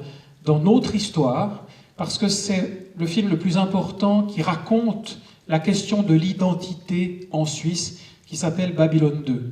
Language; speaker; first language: French; native; French